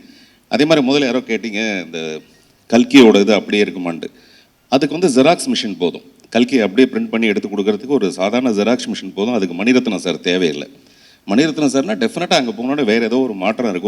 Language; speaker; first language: Tamil; native; Tamil